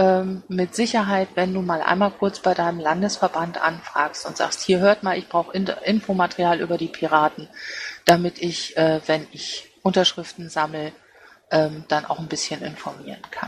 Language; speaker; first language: German; native; German